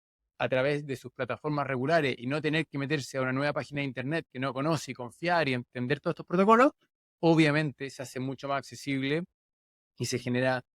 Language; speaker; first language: Spanish; native; Spanish